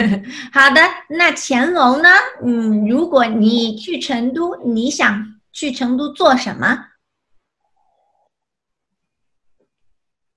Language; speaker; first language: Chinese; native; Chinese